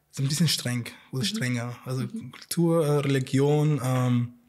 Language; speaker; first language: German; non-native, fluent; Arabic